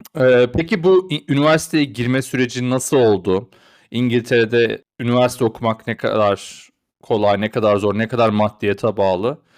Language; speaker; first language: Turkish; native; Turkish